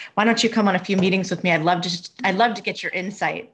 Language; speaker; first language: English; native; English